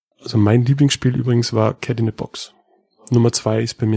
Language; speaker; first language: German; native; German